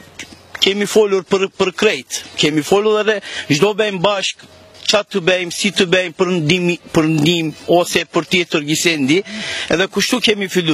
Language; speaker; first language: Albanian; early bilingual, heritage; Albanian